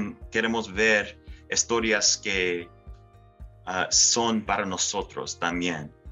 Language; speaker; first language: Spanish; early bilingual, heritage; Spanish